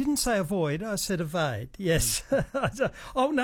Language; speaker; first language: English; native; English